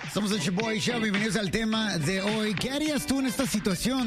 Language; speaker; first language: Spanish; early bilingual, other home language; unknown